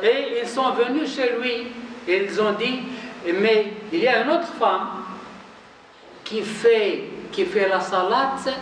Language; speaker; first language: French; non-native, local second language; Arabic